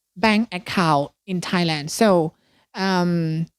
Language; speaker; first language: English; non-native, learner; Thai